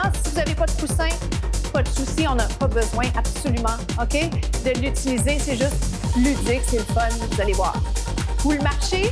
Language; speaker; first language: French; native; French